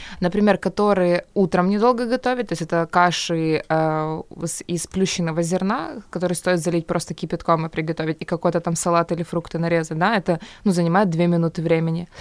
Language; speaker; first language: Russian; native; Russian